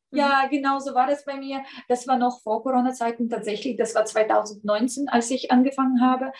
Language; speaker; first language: German; non-native, fluent; Russian